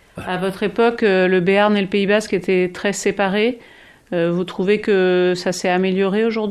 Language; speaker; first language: French; native; French